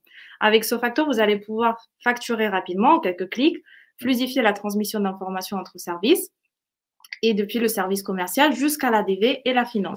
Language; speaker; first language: French; native; French